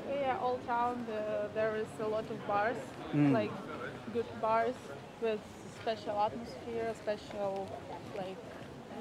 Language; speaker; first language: English; non-native, learner; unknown